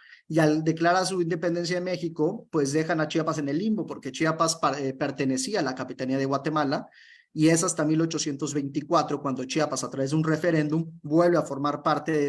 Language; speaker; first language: Spanish; native; Spanish